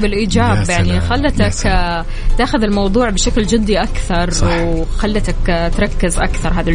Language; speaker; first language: Arabic; native; Arabic